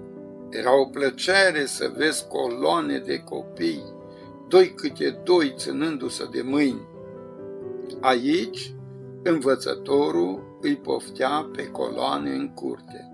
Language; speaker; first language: Romanian; native; Romanian